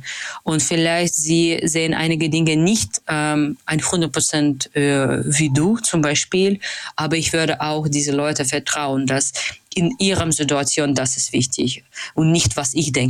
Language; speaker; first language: German; non-native, fluent; Russian